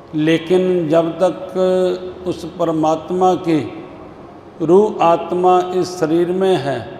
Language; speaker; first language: Hindi; non-native, local second language; Punjabi